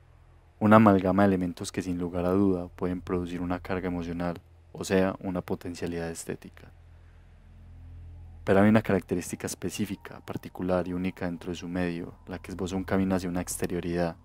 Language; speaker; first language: Spanish; native; Spanish